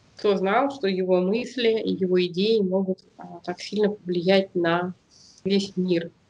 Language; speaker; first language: Russian; native; Russian